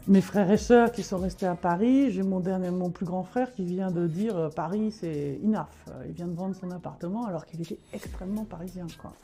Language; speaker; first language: French; native; French